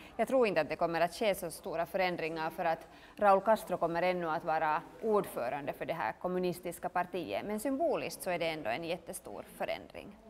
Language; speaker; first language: Swedish; native; Swedish